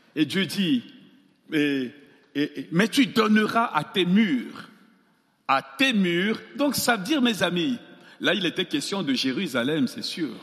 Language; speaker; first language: French; non-native, local second language; Sango